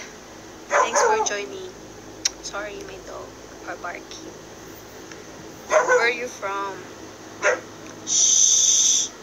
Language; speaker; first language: English; non-native, local second language; Filipino